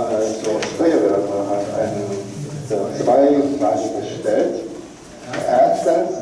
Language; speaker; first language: German; non-native, learner; Korean